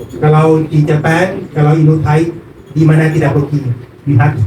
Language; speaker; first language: Indonesian; non-native, learner; Thai